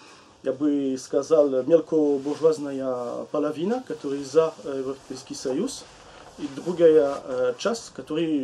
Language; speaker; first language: Russian; non-native, learner; French